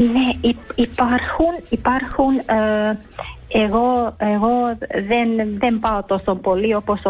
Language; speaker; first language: Greek; early bilingual, heritage; Greek